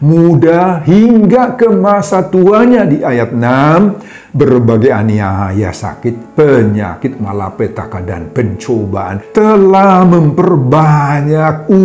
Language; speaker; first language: Indonesian; non-native, local second language; Batak Toba